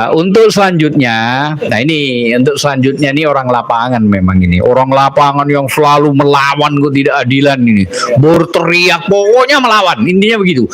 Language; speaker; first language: Indonesian; native; Indonesian